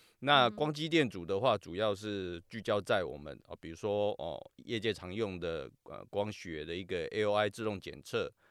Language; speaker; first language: Chinese; native; Chinese